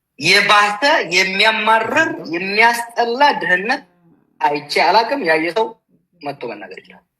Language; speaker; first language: Amharic; non-native, local second language; Oromo